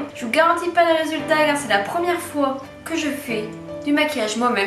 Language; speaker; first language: French; native; French